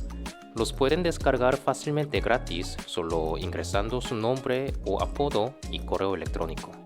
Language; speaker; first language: Spanish; non-native, fluent; Korean